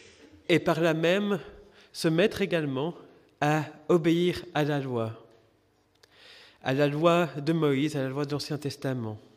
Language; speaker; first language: French; native; French